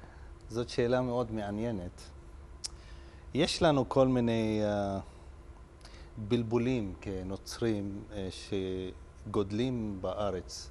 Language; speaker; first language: Hebrew; non-native, local second language; Arabic